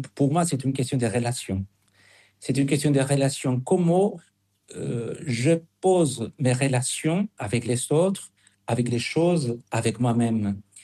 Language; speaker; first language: French; non-native, fluent; Spanish